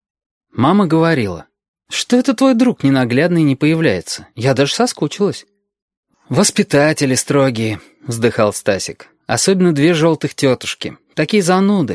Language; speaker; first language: Russian; native; Russian